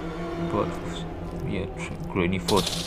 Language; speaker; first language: English; non-native, fluent; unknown